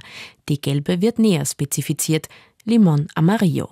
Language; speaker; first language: German; native; German